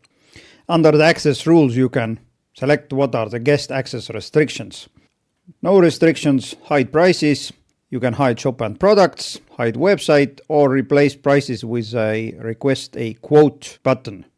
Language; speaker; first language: English; non-native, fluent; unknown